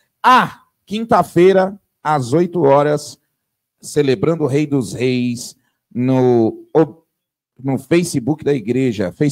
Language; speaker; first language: Portuguese; native; Portuguese